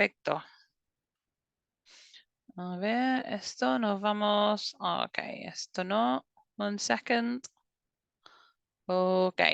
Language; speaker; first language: Spanish; non-native, fluent; English